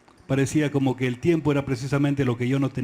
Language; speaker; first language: Spanish; native; Spanish